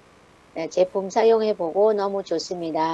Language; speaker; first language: Korean; non-native, learner; Thai